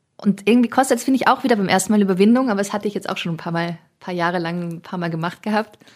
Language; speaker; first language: German; early bilingual, other home language; English